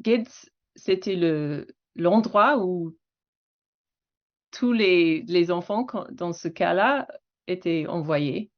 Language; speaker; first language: French; non-native, fluent; English